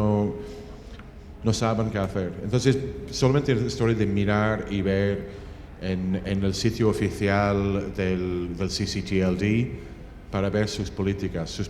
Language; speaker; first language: Spanish; non-native, fluent; English